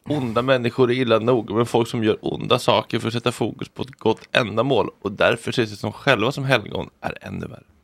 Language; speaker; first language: Swedish; native; Swedish